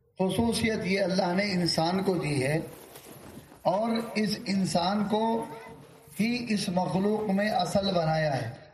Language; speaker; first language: Urdu; native; Urdu